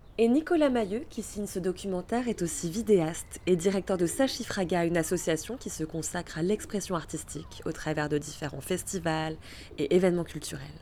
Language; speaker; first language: French; native; French